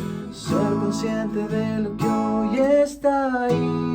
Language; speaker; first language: Spanish; native; Spanish